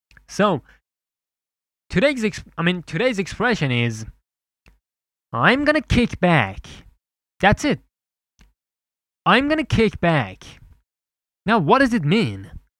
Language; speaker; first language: English; non-native, fluent; Persian